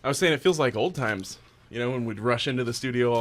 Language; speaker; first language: English; native; English